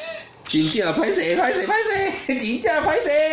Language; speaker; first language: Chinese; native; Chinese